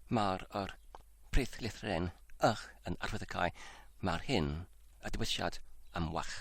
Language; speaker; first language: Welsh; non-native, learner; English